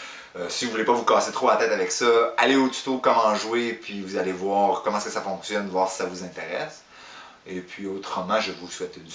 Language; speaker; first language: French; native; French